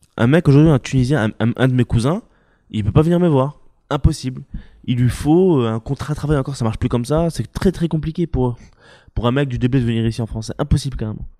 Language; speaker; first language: French; early bilingual, other home language; Arabic